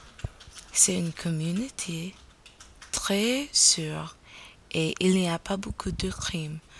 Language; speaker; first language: French; non-native, learner; English